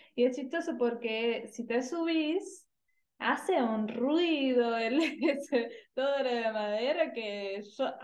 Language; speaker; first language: Spanish; non-native, fluent; German